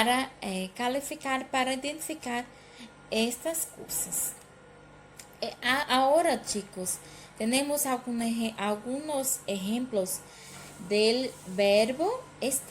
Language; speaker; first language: Spanish; non-native, learner; Portuguese